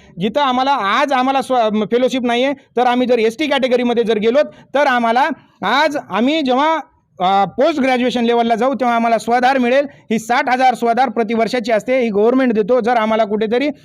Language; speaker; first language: Marathi; non-native, local second language; Lambadi